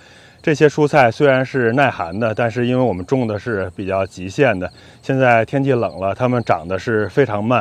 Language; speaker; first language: Chinese; native; Chinese